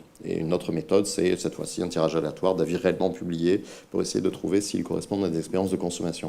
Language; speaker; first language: French; native; French